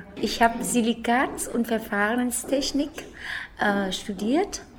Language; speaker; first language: German; non-native, fluent; Vietnamese